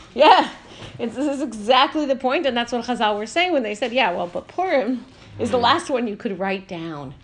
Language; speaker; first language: English; native; English